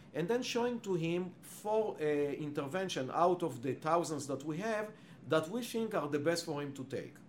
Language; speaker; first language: English; non-native, fluent; Hebrew